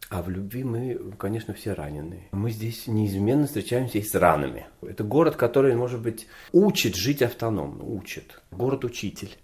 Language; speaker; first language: Russian; native; Russian